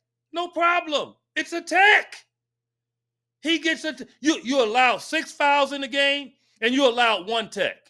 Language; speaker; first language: English; native; English